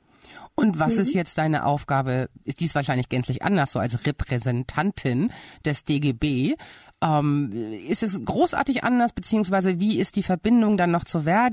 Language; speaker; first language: German; native; German